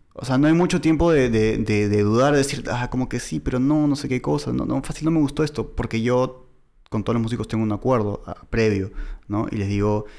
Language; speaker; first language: Spanish; native; Spanish